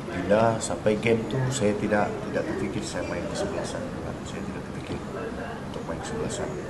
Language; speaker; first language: Malay; native; Malay